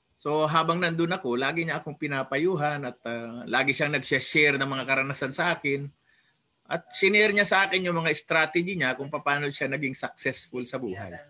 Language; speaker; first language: Filipino; non-native, local second language; Iloko